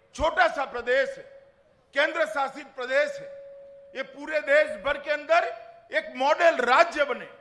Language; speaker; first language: Hindi; non-native, local second language; Gujarati